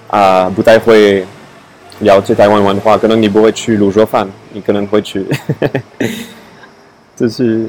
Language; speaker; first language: Chinese; non-native, fluent; French